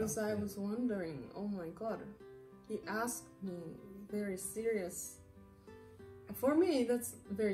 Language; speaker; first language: English; non-native, learner; Japanese